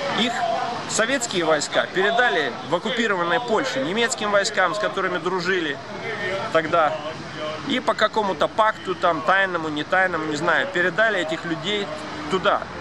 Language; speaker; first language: Russian; non-native, local second language; Latvian